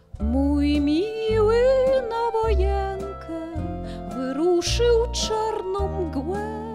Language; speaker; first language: Polish; early bilingual, heritage; Polish